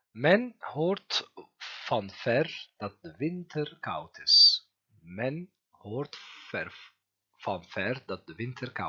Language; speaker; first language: Dutch; non-native, fluent; Turkish